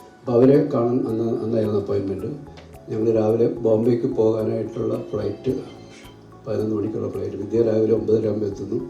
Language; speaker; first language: Malayalam; native; Malayalam